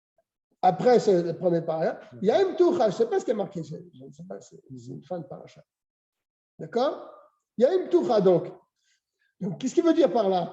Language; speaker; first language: French; native; French